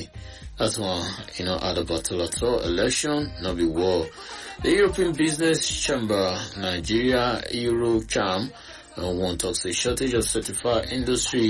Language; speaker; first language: Nigerian Pidgin; non-native, local second language; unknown